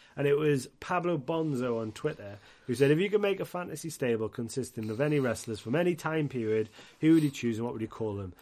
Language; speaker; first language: English; native; English